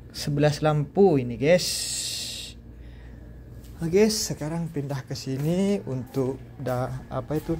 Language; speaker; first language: Indonesian; native; Indonesian